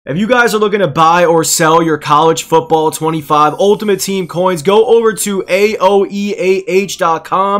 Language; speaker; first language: English; native; English